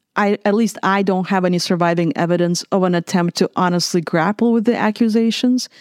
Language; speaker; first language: English; non-native, fluent; Russian